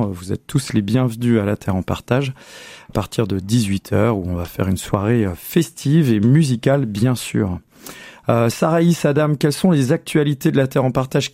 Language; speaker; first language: French; native; French